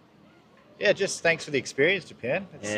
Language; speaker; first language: English; native; English